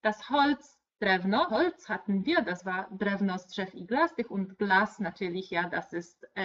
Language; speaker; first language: German; non-native, fluent; Polish